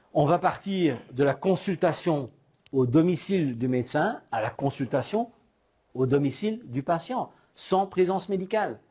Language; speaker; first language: French; native; French